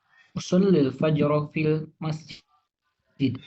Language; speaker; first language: Arabic; non-native, learner; Indonesian